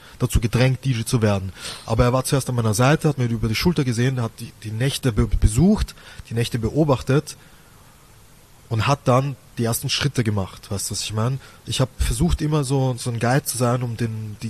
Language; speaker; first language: German; native; German